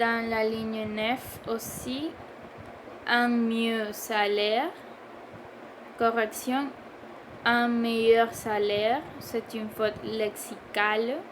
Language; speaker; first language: French; non-native, learner; Spanish